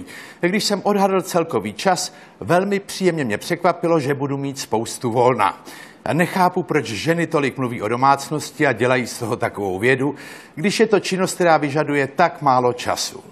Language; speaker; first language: Czech; native; Czech